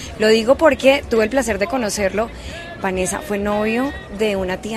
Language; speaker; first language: Spanish; native; Spanish